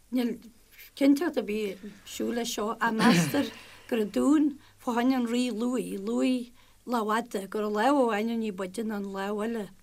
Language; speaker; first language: Irish; native; Irish